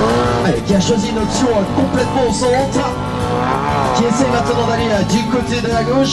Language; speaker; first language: French; native; French